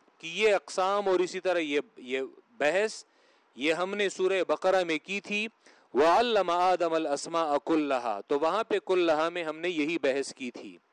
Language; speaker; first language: Urdu; non-native, local second language; Pashto